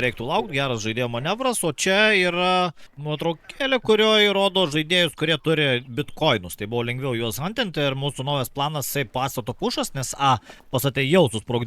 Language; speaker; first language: Lithuanian; native; Lithuanian